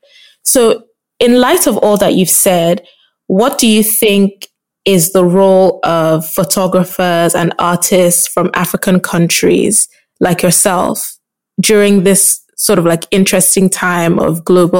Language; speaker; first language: English; non-native, local second language; Yoruba